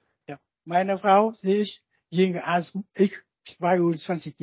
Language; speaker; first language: German; non-native, learner; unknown